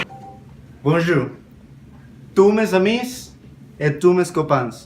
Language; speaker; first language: French; non-native, learner; Spanish